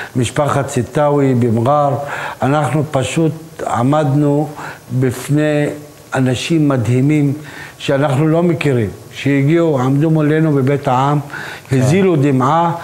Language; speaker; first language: Hebrew; non-native, local second language; Arabic